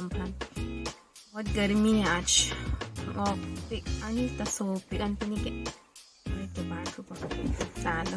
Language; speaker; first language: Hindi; non-native, local second language; Karbi